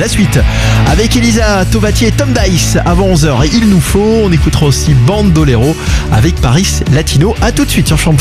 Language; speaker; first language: French; native; French